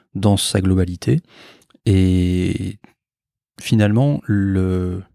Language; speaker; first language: French; native; French